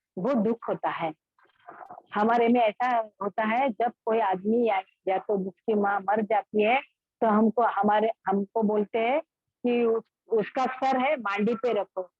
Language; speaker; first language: Hindi; non-native, local second language; Marathi